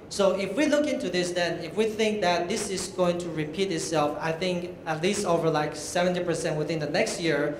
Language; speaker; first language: English; non-native, fluent; Chinese